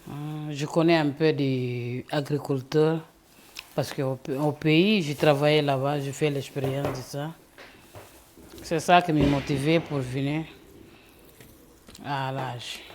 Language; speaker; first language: French; non-native, learner; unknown